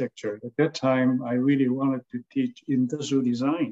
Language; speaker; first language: English; non-native, local second language; Cantonese